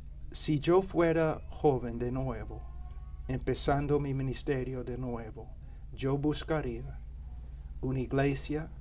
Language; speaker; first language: Spanish; non-native, fluent; English